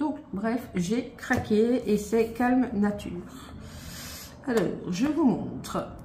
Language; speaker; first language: French; native; French